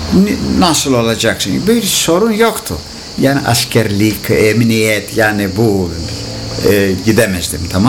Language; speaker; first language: Turkish; non-native, local second language; Greek